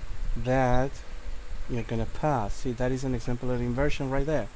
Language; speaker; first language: English; non-native, fluent; Spanish